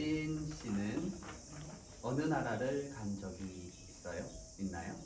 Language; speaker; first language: Korean; non-native, learner; English